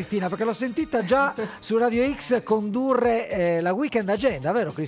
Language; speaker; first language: Italian; native; Italian